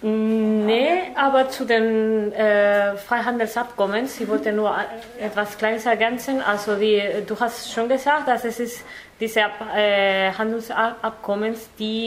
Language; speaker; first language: German; non-native, fluent; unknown